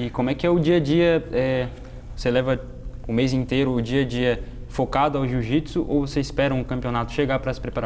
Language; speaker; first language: Portuguese; native; Portuguese